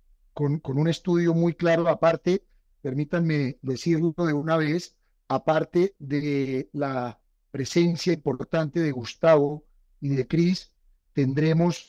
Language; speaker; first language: Spanish; native; Spanish